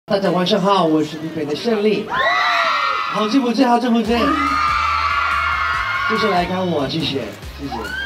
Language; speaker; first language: Chinese; non-native, learner; Korean